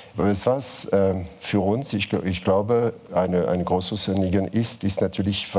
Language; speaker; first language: German; non-native, fluent; French